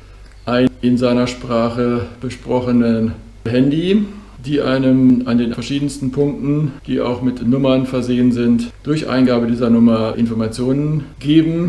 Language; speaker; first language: German; native; German